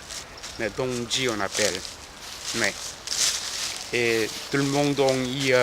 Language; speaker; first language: French; non-native, fluent; Korean